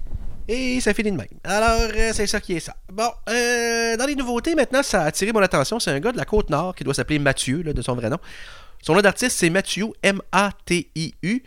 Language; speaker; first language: French; native; French